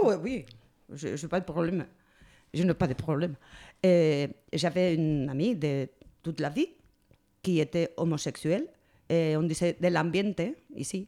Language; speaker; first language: French; non-native, learner; Spanish